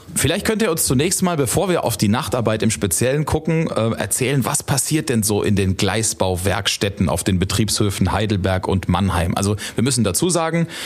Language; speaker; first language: German; native; German